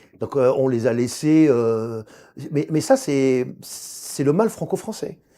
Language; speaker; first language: French; non-native, local second language; Arabic